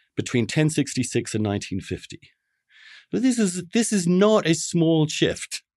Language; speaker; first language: English; native; English